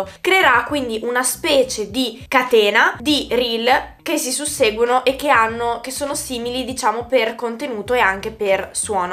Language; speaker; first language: Italian; native; Italian